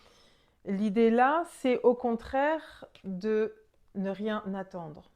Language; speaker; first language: French; native; French